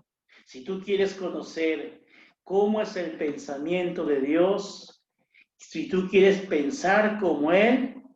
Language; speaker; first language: Spanish; native; Spanish